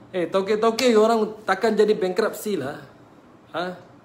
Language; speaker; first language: Malay; non-native, local second language; Tamil